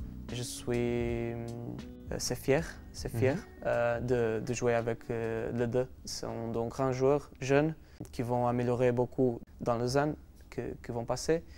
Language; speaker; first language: French; non-native, learner; Portuguese